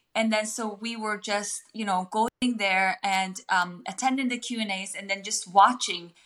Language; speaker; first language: English; non-native, fluent; Mongolian